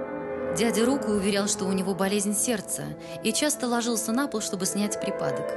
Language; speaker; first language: Russian; native; Russian